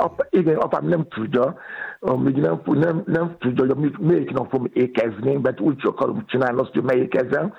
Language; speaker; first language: Hungarian; non-native, learner; Yoruba